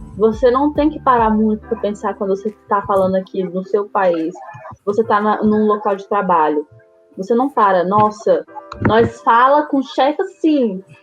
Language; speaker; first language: Portuguese; native; Portuguese